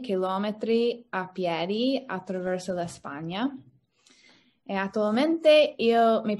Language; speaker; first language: Italian; non-native, learner; English